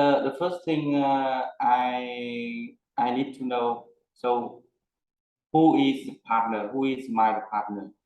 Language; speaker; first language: English; non-native, learner; Vietnamese